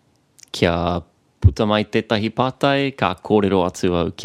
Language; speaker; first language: Māori; non-native, local second language; English